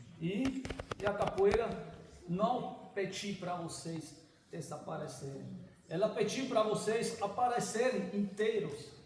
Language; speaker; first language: Portuguese; non-native, fluent; German